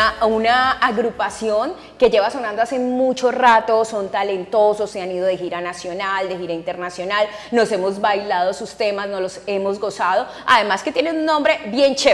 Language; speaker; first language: Spanish; native; Spanish